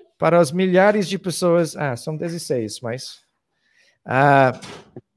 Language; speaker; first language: Portuguese; non-native, fluent; English